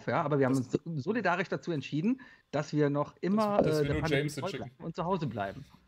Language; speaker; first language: German; native; German